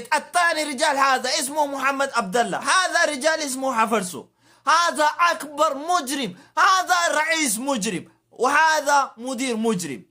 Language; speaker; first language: Arabic; non-native, learner; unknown